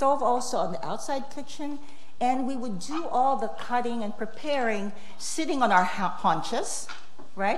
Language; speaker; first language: English; non-native, local second language; Filipino